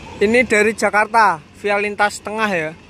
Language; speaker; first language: Indonesian; native; Indonesian